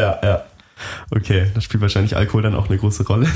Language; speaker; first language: German; native; German